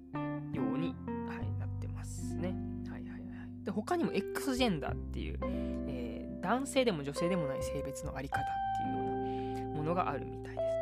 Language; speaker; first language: Japanese; native; Japanese